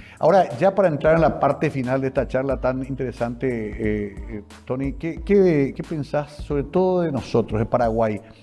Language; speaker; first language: Spanish; native; Spanish